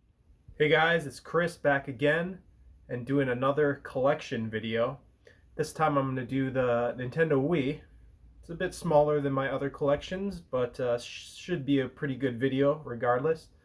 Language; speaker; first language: English; native; English